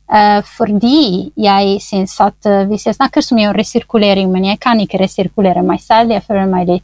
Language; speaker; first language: Norwegian; non-native, fluent; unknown